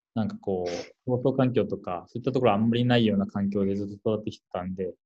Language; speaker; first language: Japanese; native; Japanese